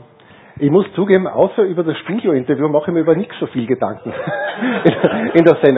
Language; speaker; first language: German; native; German